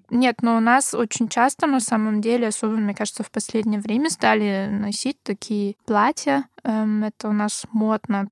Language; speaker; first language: Russian; non-native, fluent; German